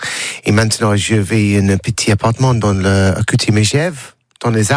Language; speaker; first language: French; non-native, learner; English